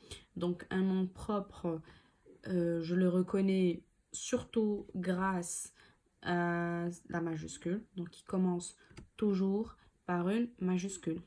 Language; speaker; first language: French; non-native, local second language; Arabic